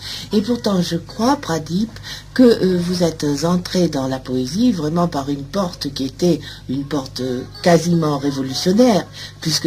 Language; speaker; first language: French; native; French